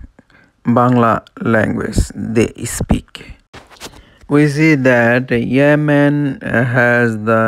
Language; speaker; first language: English; non-native, local second language; Bangla